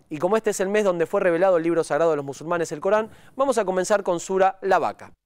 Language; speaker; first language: Spanish; native; Spanish